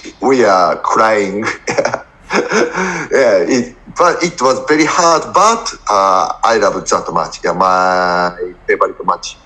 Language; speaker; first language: English; non-native, learner; Japanese